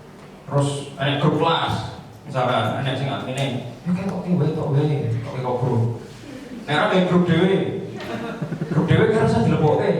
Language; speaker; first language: Indonesian; native; Indonesian